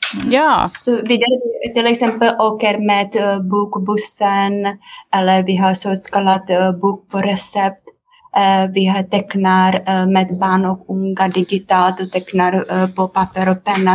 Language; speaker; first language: Swedish; non-native, fluent; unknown